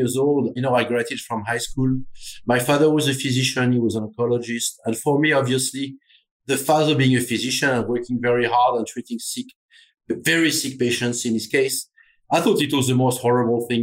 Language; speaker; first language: English; non-native, fluent; French